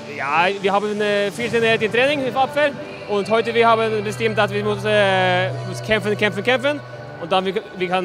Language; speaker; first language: German; non-native, learner; Norwegian